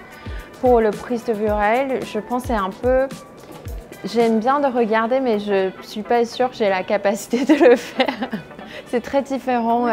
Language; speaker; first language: French; non-native, fluent; Chinese